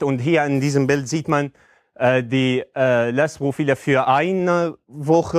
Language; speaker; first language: German; non-native, fluent; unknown